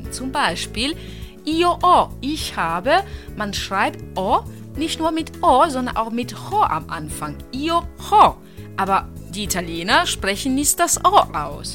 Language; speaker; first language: German; non-native, fluent; Italian